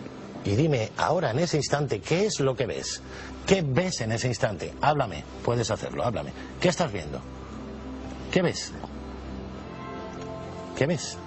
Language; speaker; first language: Spanish; native; Spanish